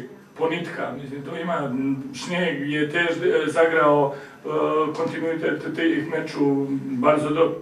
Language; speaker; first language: Polish; non-native, learner; Serbian